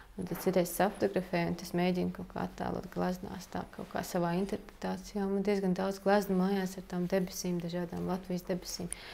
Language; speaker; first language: Latvian; native; Latvian